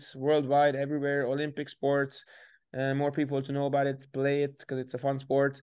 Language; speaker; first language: English; native; English